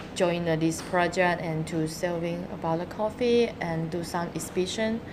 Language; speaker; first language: English; non-native, learner; Chinese